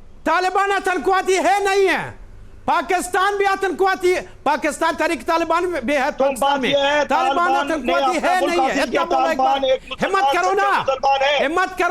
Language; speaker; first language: Hindi; non-native, learner; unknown